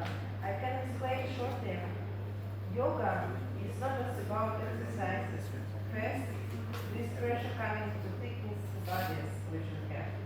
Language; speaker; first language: English; non-native, learner; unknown